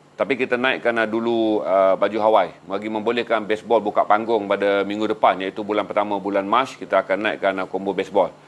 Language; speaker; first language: Malay; native; Malay